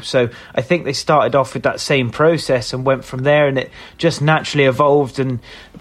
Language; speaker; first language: English; native; English